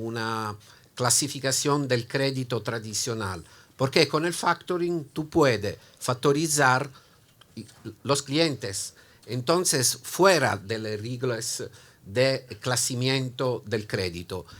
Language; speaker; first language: Spanish; non-native, learner; Italian